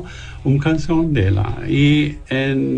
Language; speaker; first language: Portuguese; non-native, learner; German